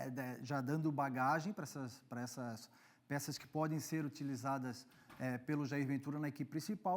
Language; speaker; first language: Portuguese; native; Portuguese